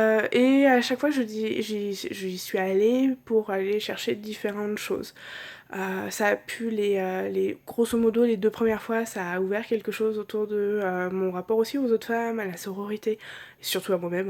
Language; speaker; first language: French; native; French